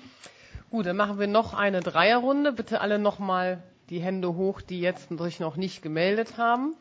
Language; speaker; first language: German; native; German